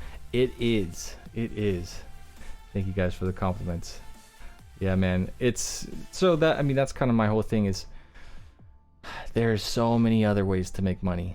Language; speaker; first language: English; native; English